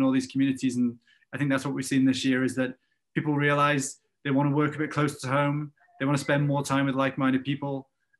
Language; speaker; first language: English; native; English